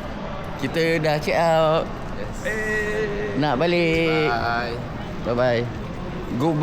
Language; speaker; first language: Malay; native; Malay